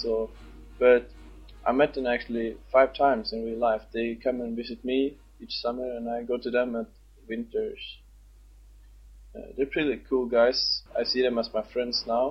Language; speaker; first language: English; non-native, fluent; Swedish